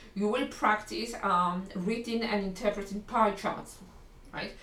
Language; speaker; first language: English; non-native, fluent; Polish